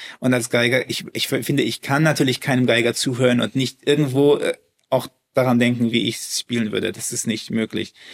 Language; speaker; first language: German; early bilingual, heritage; German